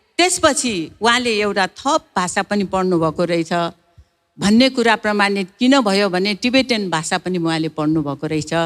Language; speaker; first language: Nepali; non-native, local second language; Newari